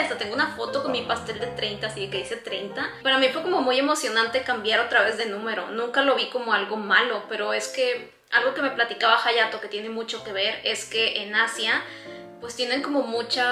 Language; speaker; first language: Spanish; native; Spanish